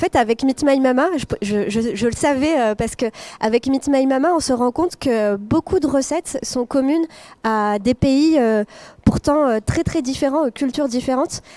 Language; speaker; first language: French; non-native, learner; Tamil